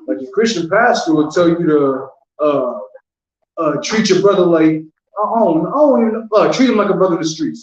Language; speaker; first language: English; native; English